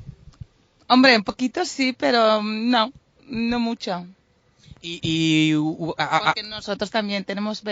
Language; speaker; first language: Spanish; non-native, fluent; Arabic